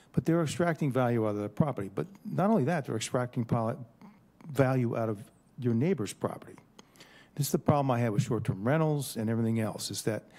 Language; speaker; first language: English; native; English